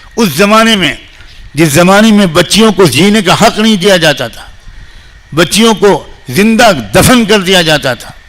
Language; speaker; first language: Urdu; native; Urdu